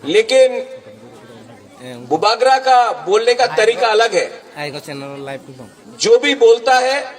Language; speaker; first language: Hindi; non-native, local second language; Kok Borok